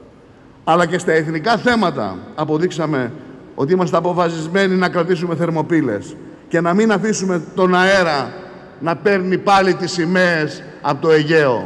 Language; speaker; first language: Greek; native; Greek